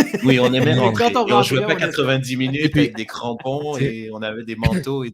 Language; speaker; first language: French; native; French